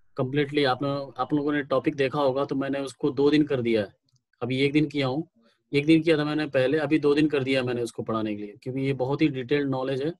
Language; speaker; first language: Hindi; native; Hindi